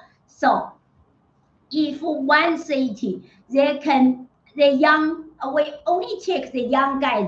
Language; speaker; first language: English; non-native, learner; Chinese